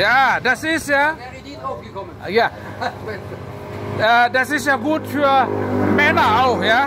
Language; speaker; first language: German; non-native, fluent; Indonesian